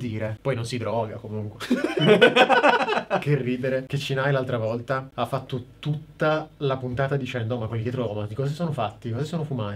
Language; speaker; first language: Italian; native; Italian